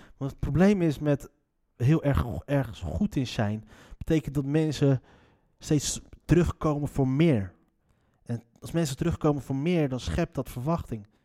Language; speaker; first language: Dutch; early bilingual, other home language; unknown